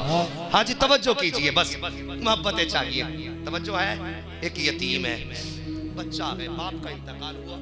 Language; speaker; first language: Urdu; native; Urdu